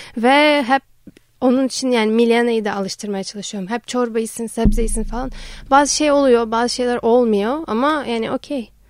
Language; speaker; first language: Turkish; non-native, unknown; Ukrainian